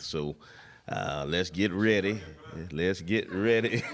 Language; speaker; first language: English; native; English